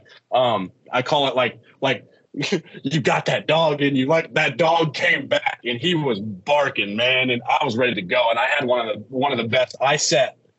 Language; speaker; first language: English; native; English